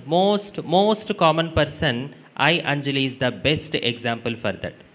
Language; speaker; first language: English; non-native, local second language; Telugu